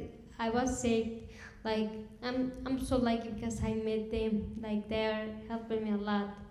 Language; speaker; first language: English; non-native, learner; Kurdish